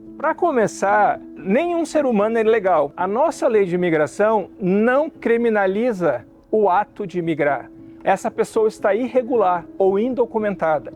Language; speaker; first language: Portuguese; native; Portuguese